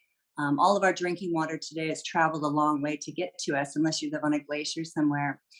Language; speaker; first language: English; native; English